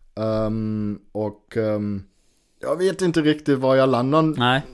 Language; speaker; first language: Swedish; non-native, fluent; German